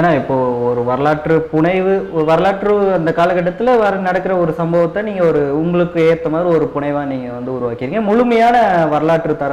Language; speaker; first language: Tamil; native; Tamil